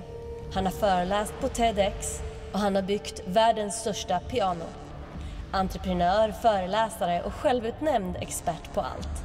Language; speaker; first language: Swedish; native; Swedish